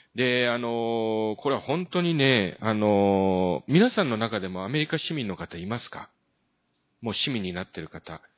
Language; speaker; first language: Japanese; early bilingual, other home language; Korean